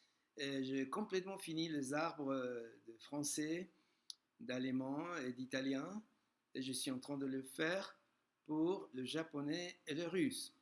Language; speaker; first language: French; non-native, fluent; Spanish